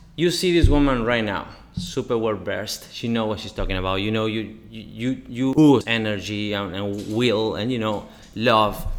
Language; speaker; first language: English; non-native, fluent; Spanish